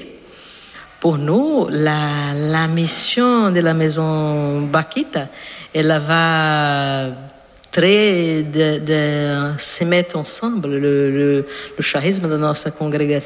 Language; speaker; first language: French; non-native, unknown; Portuguese